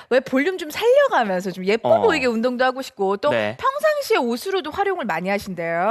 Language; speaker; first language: Korean; native; Korean